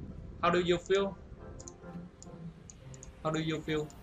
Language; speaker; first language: English; non-native, learner; Vietnamese